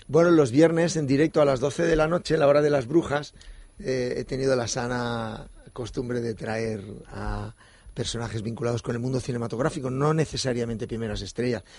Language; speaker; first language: Spanish; native; Spanish